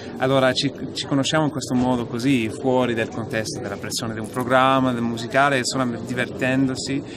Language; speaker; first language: Italian; non-native, fluent; French